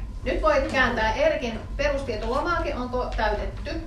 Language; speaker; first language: Finnish; native; Finnish